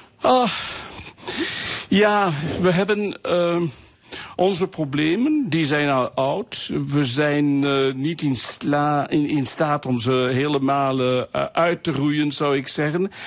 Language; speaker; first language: Dutch; non-native, local second language; French